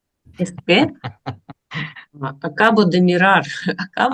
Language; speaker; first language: Spanish; non-native, learner; Russian